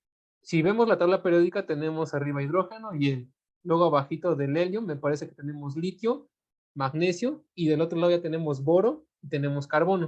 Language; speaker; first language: Spanish; native; Spanish